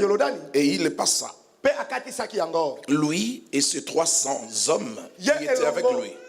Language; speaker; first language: French; non-native, local second language; Lingala